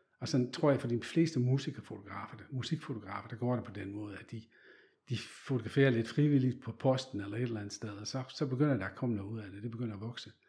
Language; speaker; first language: Danish; non-native, fluent; Dutch